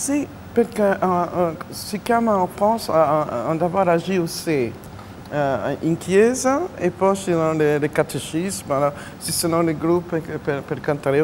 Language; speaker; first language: Italian; non-native, fluent; French